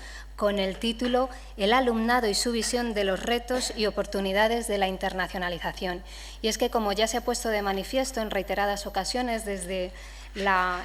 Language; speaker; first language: Spanish; native; Spanish